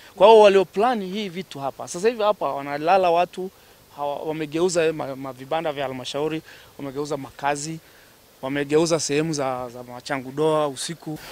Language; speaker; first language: Swahili; native; Swahili